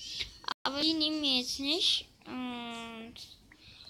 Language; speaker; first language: German; early bilingual, other home language; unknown